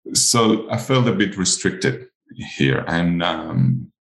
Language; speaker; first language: English; non-native, fluent; Greek